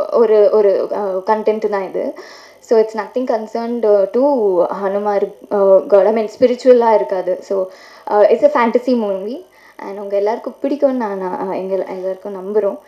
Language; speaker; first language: Tamil; non-native, fluent; Telugu